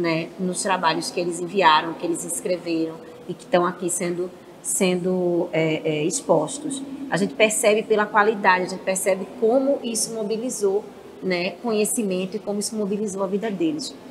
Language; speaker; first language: Portuguese; native; Portuguese